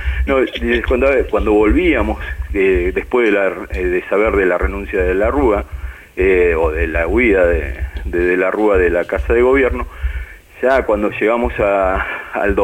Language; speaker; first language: Spanish; native; Spanish